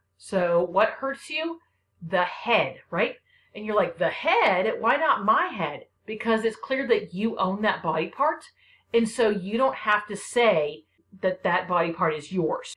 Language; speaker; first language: English; native; English